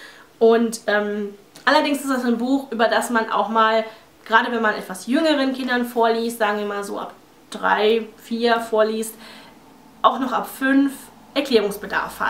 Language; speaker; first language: German; native; German